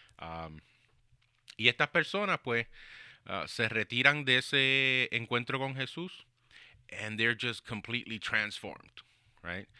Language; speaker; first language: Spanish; early bilingual, heritage; Spanish